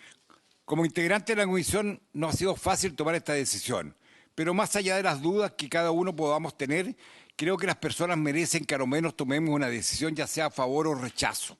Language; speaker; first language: Spanish; native; Spanish